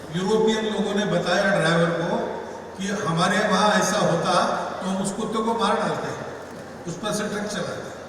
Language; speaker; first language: Hindi; non-native, local second language; Marathi